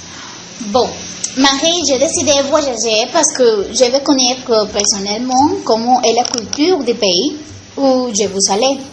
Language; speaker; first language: French; non-native, learner; Spanish